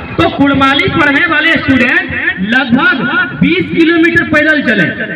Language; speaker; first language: Hindi; non-native, local second language; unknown